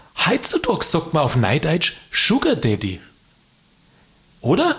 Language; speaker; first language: German; native; German